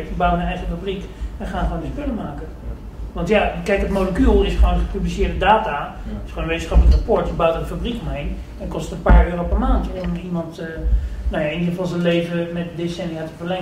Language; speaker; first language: Dutch; native; Dutch